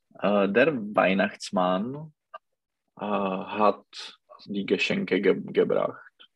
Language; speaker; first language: German; non-native, learner; Czech